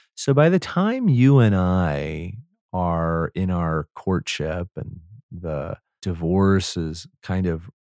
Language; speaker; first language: English; native; English